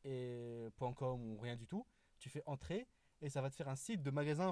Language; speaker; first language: French; native; French